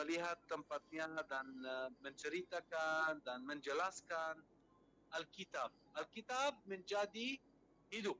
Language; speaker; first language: Indonesian; non-native, fluent; Arabic